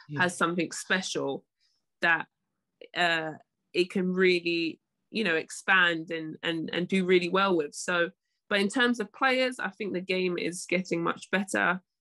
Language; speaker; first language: English; native; English